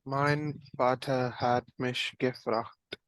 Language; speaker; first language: German; non-native, learner; Malayalam